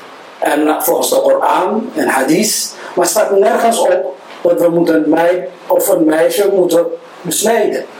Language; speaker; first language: Dutch; non-native, fluent; Somali